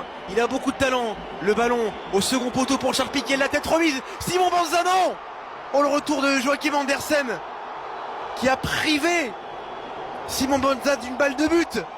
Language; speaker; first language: French; native; French